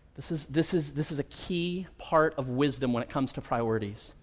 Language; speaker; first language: English; native; English